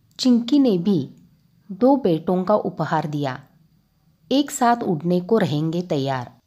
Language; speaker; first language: Hindi; non-native, local second language; Marathi